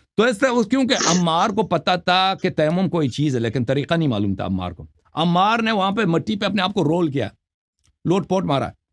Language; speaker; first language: Urdu; native; Urdu